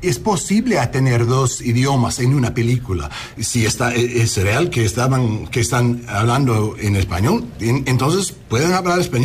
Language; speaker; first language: Spanish; early bilingual, heritage; English